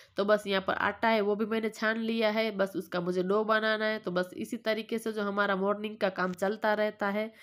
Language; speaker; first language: Hindi; non-native, local second language; Gujarati